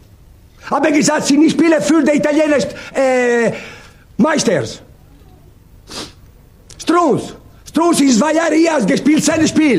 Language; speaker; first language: German; non-native, learner; Italian